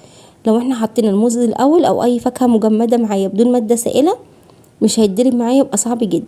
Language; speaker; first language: Arabic; native; Arabic